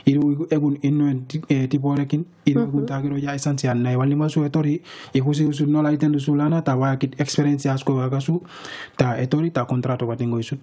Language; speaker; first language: Basque; non-native, fluent; Wolof